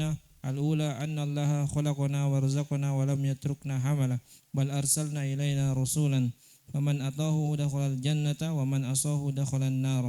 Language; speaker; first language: Arabic; non-native, learner; Indonesian